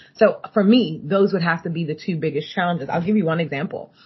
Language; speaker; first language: English; native; English